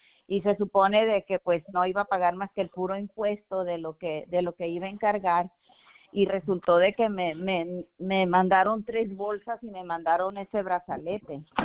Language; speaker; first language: Spanish; native; Spanish